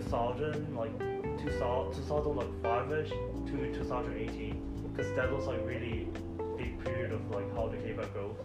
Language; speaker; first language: English; non-native, learner; Korean